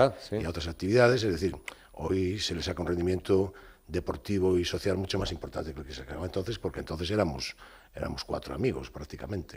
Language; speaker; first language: Spanish; native; Spanish